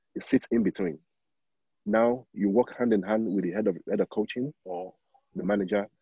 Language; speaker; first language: English; non-native, local second language; Yoruba